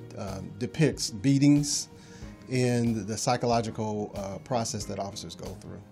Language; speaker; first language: English; native; English